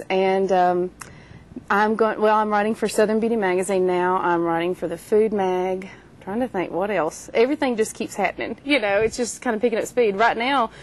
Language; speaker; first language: English; native; English